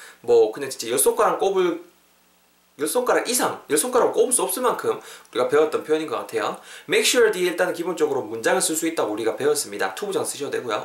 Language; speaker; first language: Korean; native; Korean